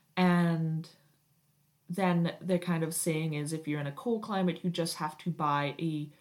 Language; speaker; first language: English; native; English